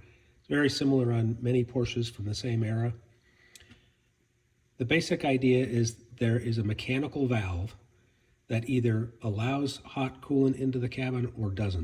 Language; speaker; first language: English; native; English